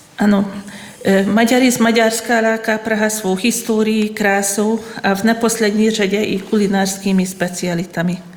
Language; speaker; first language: Czech; non-native, fluent; Hungarian